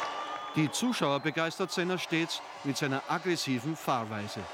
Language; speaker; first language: German; native; German